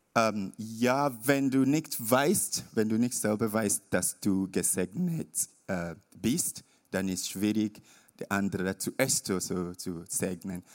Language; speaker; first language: German; non-native, learner; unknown